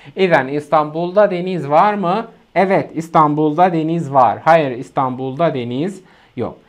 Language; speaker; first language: Turkish; non-native, fluent; Arabic